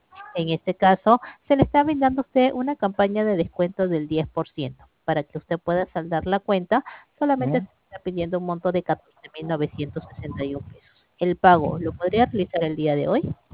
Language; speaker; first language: Spanish; native; Spanish